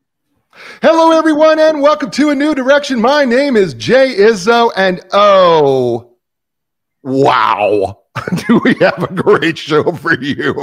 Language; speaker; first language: English; native; English